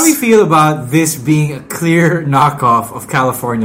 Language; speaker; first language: English; non-native, local second language; Filipino